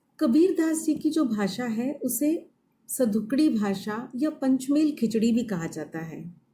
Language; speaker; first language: Hindi; native; Hindi